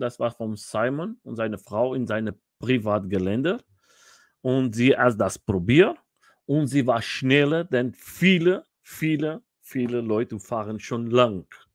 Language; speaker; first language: German; non-native, learner; Portuguese